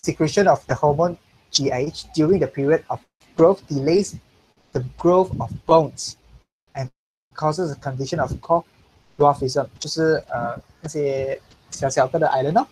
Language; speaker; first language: English; non-native, local second language; Chinese